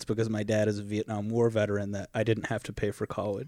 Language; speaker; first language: English; native; English